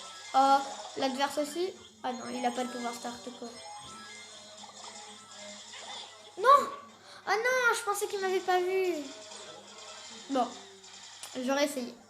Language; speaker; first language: French; native; French